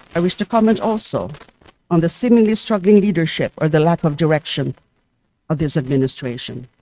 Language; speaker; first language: English; non-native, local second language; Filipino